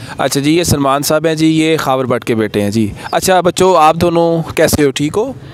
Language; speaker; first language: Urdu; native; Urdu